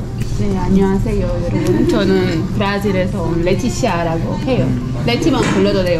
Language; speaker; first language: Korean; non-native, fluent; Portuguese